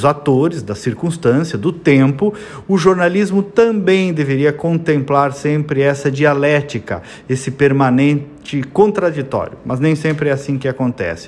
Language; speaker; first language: Portuguese; native; Portuguese